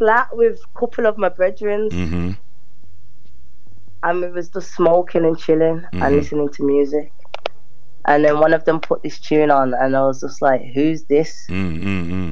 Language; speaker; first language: English; native; English